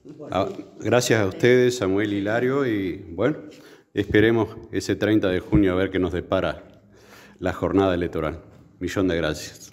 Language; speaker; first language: Spanish; native; Spanish